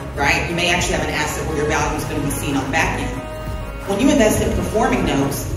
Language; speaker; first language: English; native; English